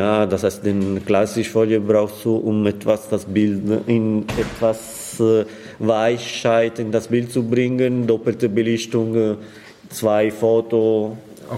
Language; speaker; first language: German; non-native, fluent; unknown